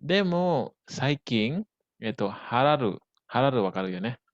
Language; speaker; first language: Japanese; non-native, fluent; Indonesian